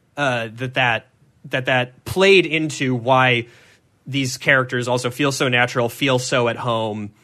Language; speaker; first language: English; native; English